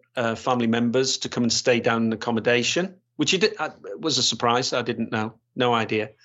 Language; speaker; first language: English; native; English